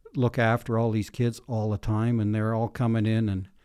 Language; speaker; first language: English; native; English